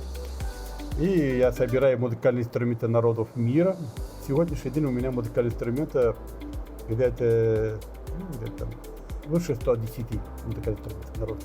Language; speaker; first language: Russian; non-native, local second language; Tatar